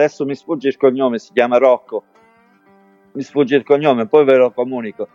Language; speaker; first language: Italian; non-native, local second language; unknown